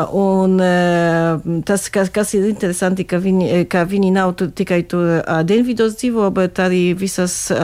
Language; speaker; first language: Latvian; non-native, fluent; Polish